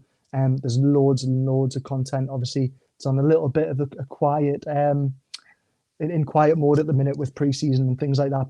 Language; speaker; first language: English; native; English